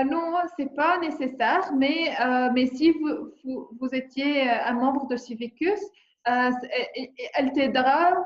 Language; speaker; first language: French; non-native, learner; English